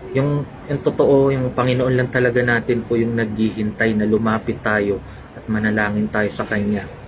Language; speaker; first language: Filipino; native; Filipino